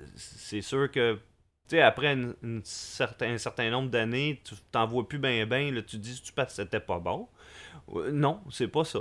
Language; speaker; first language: French; native; French